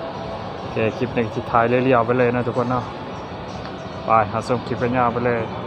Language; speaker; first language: Thai; non-native, local second language; Northeastern Thai